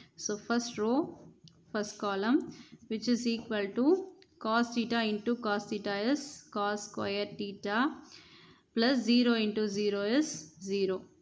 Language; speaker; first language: English; non-native, local second language; Tamil